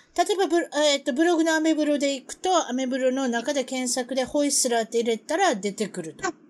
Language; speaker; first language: Japanese; native; Japanese